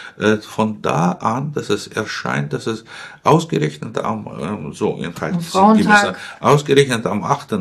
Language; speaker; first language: German; non-native, fluent; Russian